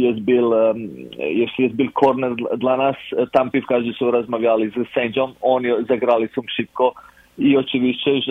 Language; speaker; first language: Polish; non-native, fluent; Croatian